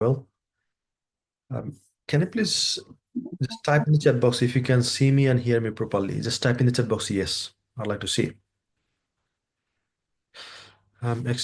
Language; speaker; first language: English; non-native, fluent; Bangla